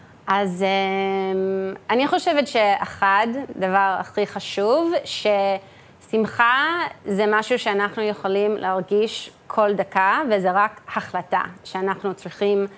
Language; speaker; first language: Hebrew; early bilingual, heritage; English